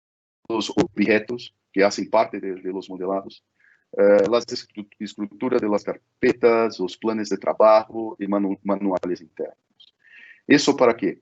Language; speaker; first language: Spanish; non-native, fluent; Portuguese